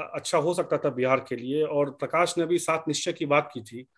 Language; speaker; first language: Hindi; native; Hindi